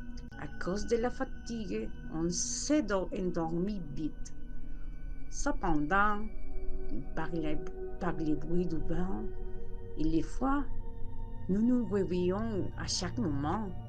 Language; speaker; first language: French; non-native, learner; Spanish